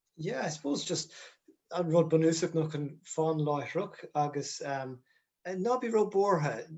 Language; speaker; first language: Irish; non-native, local second language; English